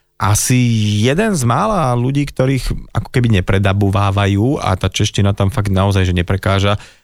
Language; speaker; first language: Slovak; native; Slovak